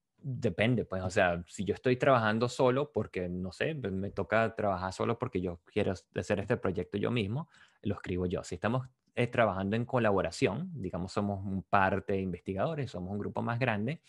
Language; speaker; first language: Spanish; native; Spanish